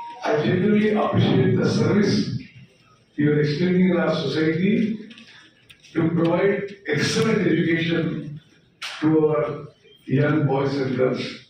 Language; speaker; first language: English; non-native, local second language; Telugu